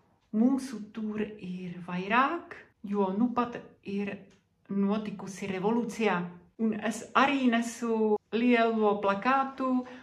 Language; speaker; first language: Latvian; non-native, fluent; Czech